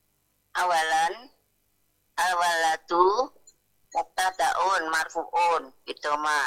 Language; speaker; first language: Arabic; non-native, learner; Indonesian